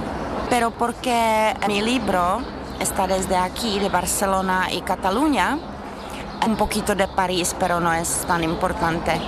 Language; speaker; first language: Spanish; non-native, learner; Czech